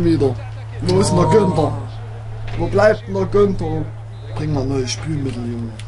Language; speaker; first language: German; native; German